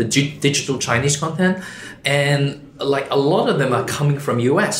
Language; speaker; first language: English; non-native, local second language; Chinese